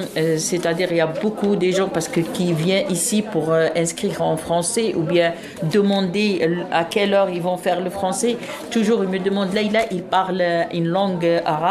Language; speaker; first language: French; non-native, fluent; Arabic